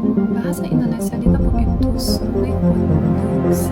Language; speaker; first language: Indonesian; non-native, learner; Chinese